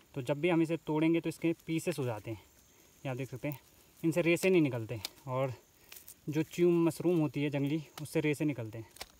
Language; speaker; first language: Hindi; native; Hindi